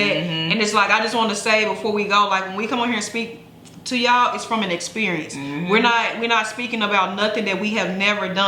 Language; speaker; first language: English; native; English